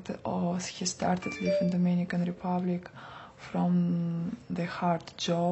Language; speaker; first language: English; non-native, learner; Russian